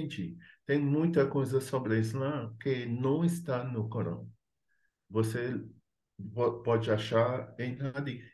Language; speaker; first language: Portuguese; non-native, fluent; English